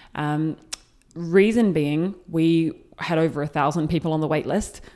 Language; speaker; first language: English; native; English